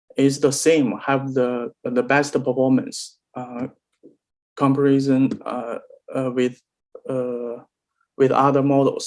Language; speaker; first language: English; non-native, learner; Chinese